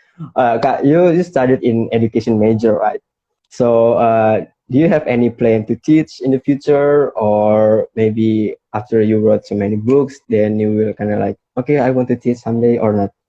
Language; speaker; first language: English; non-native, fluent; Indonesian